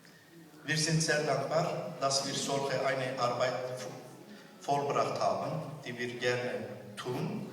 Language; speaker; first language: German; non-native, fluent; Zaza